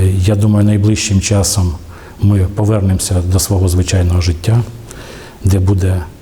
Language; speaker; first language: Ukrainian; native; Ukrainian